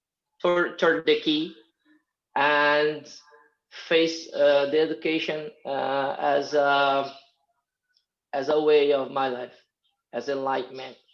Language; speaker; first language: English; non-native, fluent; Portuguese